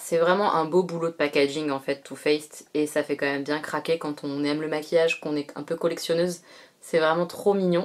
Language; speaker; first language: French; native; French